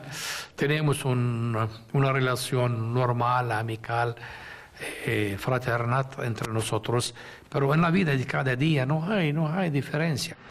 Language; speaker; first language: Spanish; non-native, fluent; Arabic